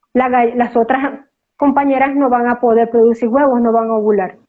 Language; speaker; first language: Spanish; native; Spanish